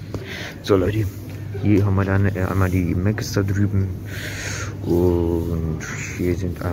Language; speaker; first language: German; early bilingual, other home language; Turkish